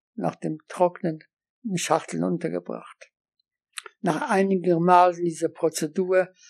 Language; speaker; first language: German; non-native, fluent; Polish